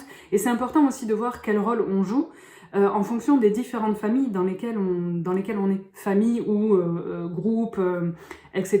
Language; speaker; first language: French; native; French